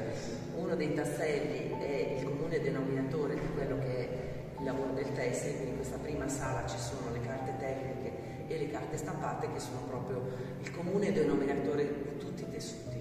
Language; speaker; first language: Italian; native; Italian